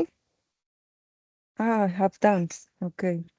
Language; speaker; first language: English; non-native, learner; Spanish